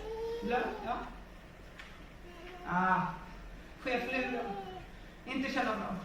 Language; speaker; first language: Swedish; non-native, learner; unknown